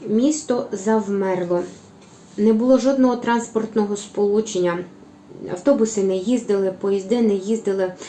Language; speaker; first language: Ukrainian; native; Ukrainian